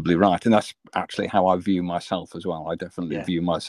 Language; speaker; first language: English; native; English